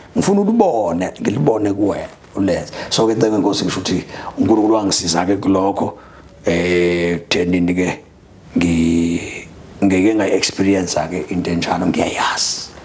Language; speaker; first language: Zulu; native; Zulu